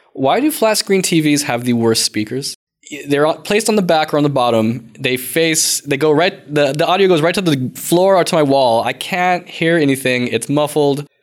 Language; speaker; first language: English; native; English